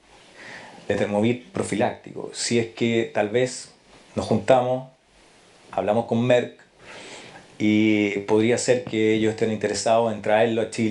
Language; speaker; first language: Spanish; native; Spanish